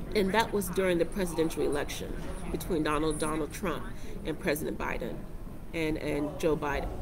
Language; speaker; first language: English; native; English